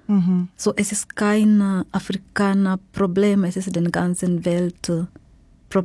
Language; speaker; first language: German; non-native, learner; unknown